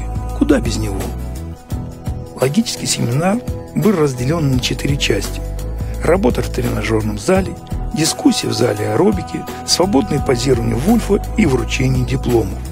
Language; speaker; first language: Russian; native; Russian